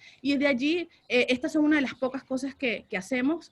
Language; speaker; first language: Spanish; native; Spanish